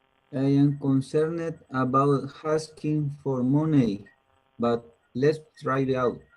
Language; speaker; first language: English; non-native, learner; Spanish